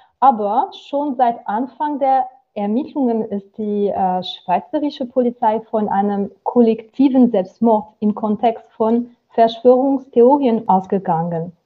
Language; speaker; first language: German; non-native, fluent; French